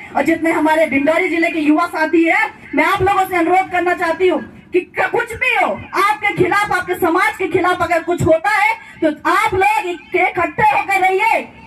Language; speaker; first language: Hindi; native; Hindi